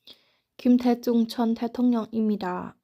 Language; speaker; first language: Korean; non-native, learner; Thai